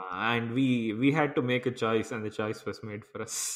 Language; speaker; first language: English; non-native, local second language; Tamil